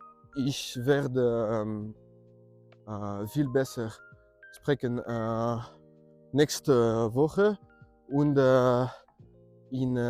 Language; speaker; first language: German; non-native, learner; French